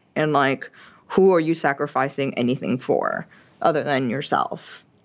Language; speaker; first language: English; early bilingual, other home language; French